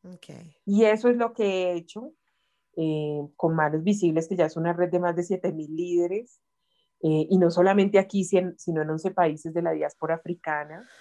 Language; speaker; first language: Spanish; native; Spanish